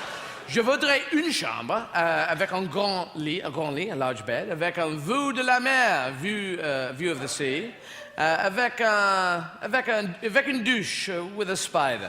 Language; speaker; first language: French; non-native, fluent; English